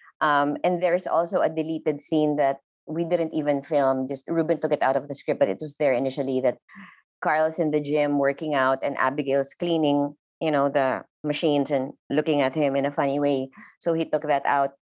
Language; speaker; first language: English; non-native, local second language; Filipino